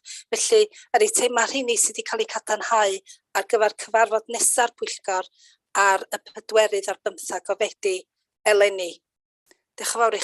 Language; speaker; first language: Welsh; native; Welsh